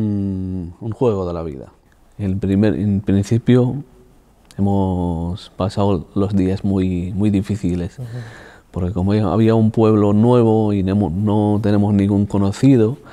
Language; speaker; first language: Spanish; non-native, fluent; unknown